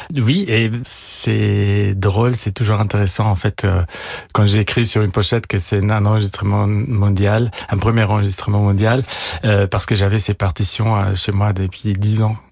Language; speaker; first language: French; non-native, fluent; German